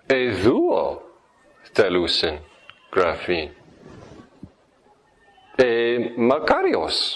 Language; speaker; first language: Greek; non-native, fluent; English